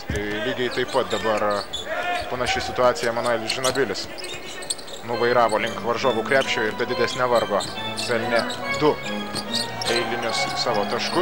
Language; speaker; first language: Lithuanian; native; Lithuanian